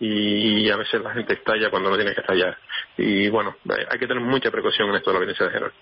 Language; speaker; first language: Spanish; native; Spanish